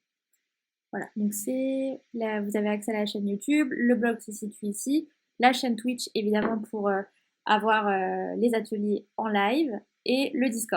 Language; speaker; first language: French; native; French